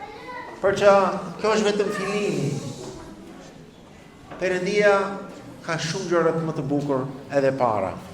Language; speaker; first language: Albanian; non-native, fluent; English